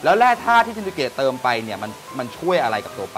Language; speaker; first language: Thai; native; Thai